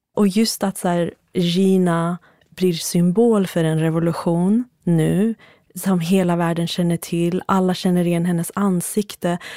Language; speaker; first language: Swedish; early bilingual, other home language; Central Kurdish